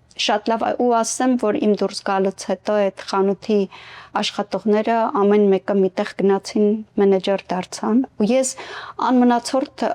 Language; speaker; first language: Armenian; native; Armenian